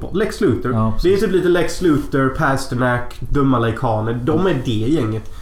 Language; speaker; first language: Swedish; native; Swedish